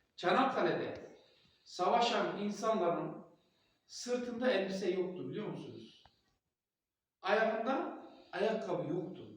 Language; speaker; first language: Turkish; non-native, local second language; Kurdish